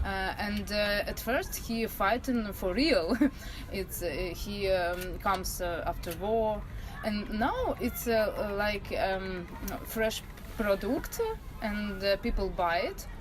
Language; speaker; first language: English; non-native, learner; Russian